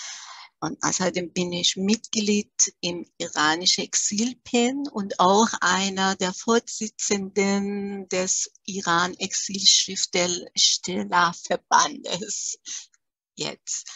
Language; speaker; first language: German; early bilingual, other home language; Persian